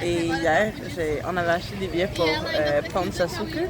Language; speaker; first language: French; native; French